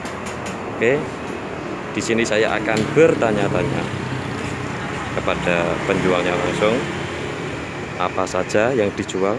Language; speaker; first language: Indonesian; native; Indonesian